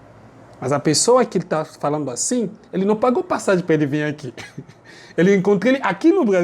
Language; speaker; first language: Portuguese; non-native, learner; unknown